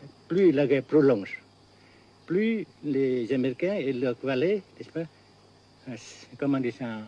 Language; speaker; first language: French; non-native, fluent; Vietnamese